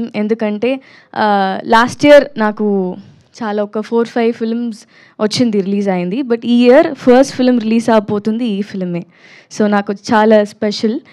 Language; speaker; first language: Telugu; non-native, learner; Tamil